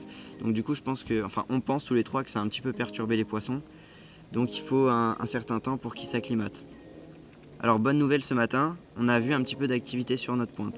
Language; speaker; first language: French; native; French